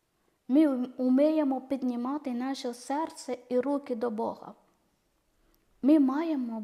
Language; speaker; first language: Ukrainian; non-native, learner; Malayalam